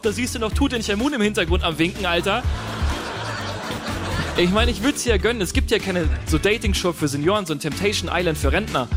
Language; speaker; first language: German; native; German